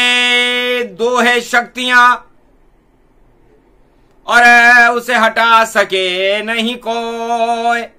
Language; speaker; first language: Hindi; native; Hindi